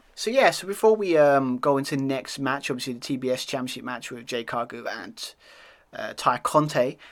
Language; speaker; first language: English; native; English